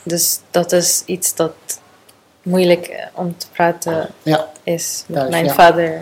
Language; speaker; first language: Dutch; non-native, learner; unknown